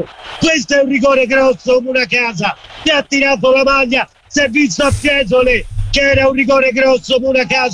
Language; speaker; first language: Italian; native; Italian